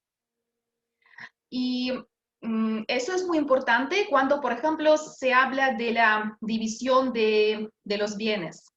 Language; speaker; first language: Spanish; non-native, fluent; Russian